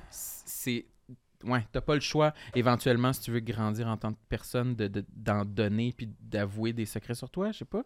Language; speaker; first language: French; native; French